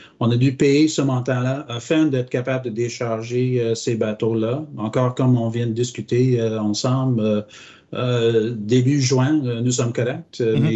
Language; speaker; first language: French; non-native, local second language; English